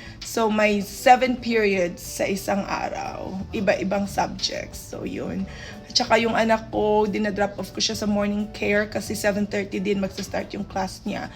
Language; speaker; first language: Filipino; non-native, local second language; Hiligaynon